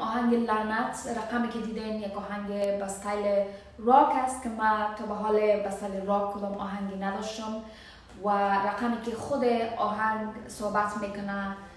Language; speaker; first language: Persian; native; Persian